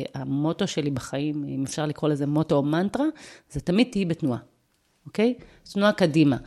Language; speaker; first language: Hebrew; early bilingual, other home language; Russian